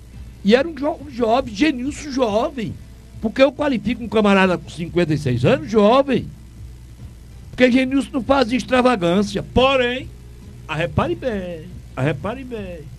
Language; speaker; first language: Portuguese; native; Portuguese